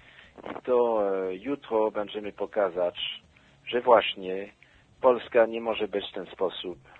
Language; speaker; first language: Polish; non-native, fluent; French